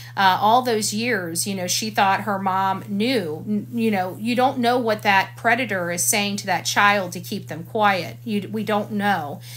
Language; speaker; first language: English; native; English